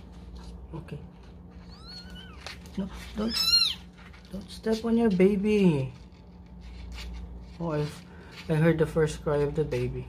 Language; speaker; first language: English; non-native, local second language; Filipino